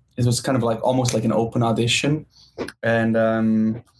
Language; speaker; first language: English; non-native, fluent; German